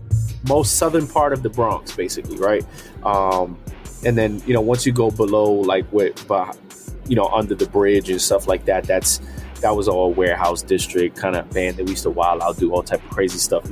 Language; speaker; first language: English; early bilingual, other home language; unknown